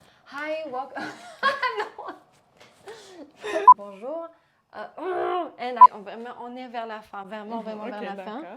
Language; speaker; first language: French; non-native, fluent; Bulgarian